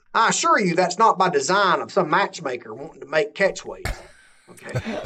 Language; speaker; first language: English; native; English